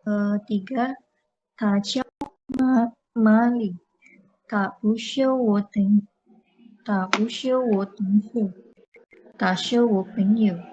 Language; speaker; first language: Chinese; non-native, learner; Indonesian